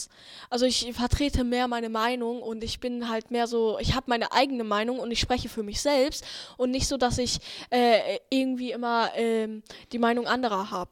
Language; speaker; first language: German; native; German